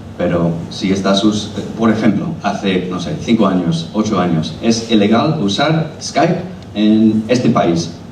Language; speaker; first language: Spanish; non-native, learner; English